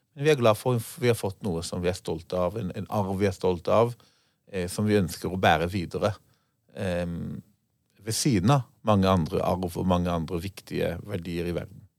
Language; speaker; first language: Norwegian; non-native, fluent; Hebrew